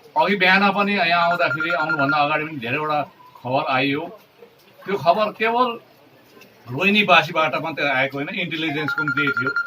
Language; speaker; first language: Nepali; native; Nepali